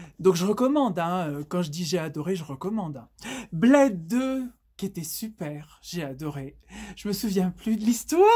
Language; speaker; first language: French; native; French